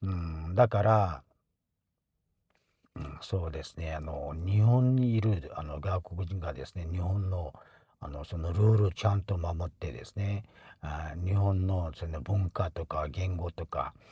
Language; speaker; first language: Japanese; non-native, fluent; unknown